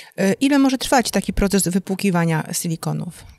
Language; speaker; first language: Polish; native; Polish